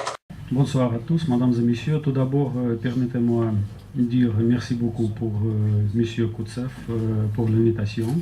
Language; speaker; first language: French; non-native, fluent; Russian